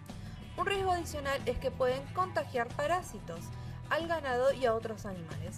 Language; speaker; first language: Spanish; native; Spanish